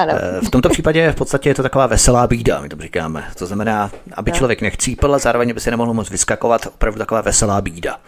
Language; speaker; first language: Czech; native; Czech